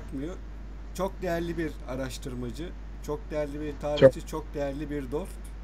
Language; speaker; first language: Turkish; native; Turkish